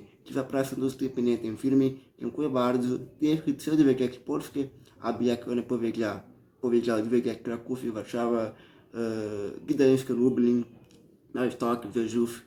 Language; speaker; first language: Polish; early bilingual, heritage; Portuguese